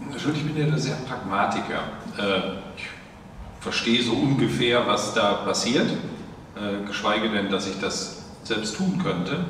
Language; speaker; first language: German; native; German